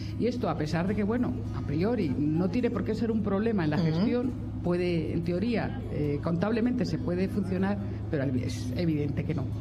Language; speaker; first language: Spanish; native; Spanish